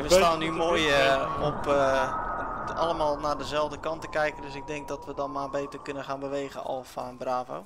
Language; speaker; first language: Dutch; native; Dutch